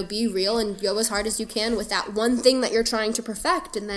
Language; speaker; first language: English; native; English